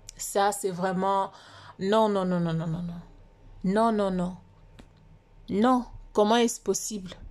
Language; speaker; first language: French; non-native, local second language; Lingala